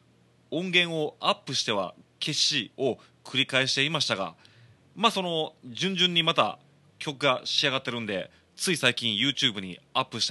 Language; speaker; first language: Japanese; native; Japanese